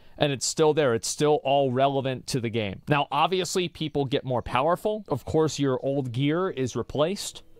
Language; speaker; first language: English; native; English